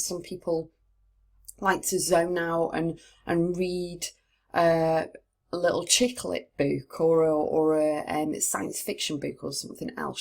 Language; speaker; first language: English; native; English